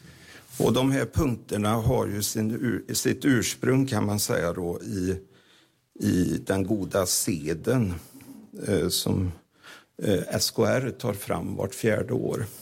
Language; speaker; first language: Swedish; native; Swedish